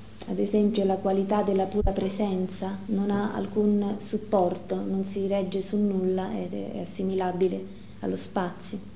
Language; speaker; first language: Italian; native; Italian